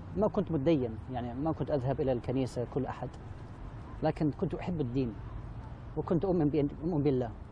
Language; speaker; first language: Arabic; non-native, fluent; English